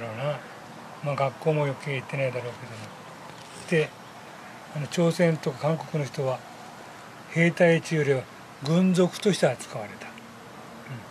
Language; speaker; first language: Japanese; native; Japanese